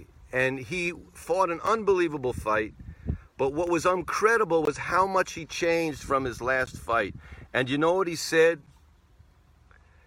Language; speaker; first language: English; native; English